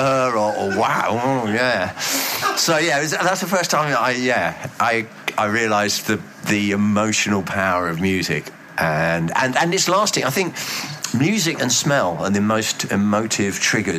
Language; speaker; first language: English; native; English